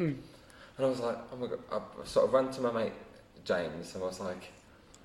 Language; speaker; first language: English; native; English